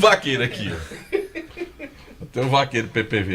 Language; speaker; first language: Portuguese; native; Portuguese